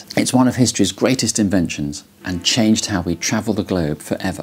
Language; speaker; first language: English; native; English